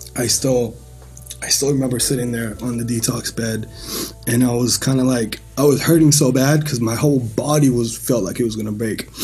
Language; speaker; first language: English; early bilingual, other home language; Persian